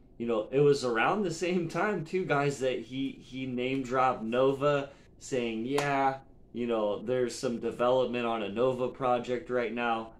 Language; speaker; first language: English; native; English